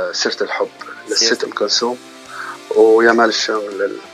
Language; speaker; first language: Arabic; native; Arabic